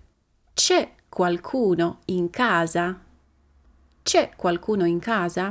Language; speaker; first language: Italian; non-native, fluent; Slovak